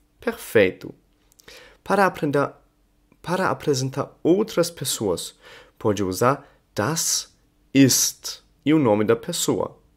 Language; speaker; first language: Portuguese; non-native, fluent; German